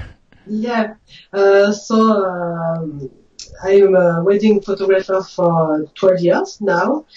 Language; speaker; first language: English; non-native, learner; French